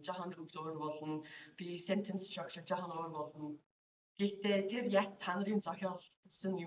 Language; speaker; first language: Mongolian; non-native, fluent; English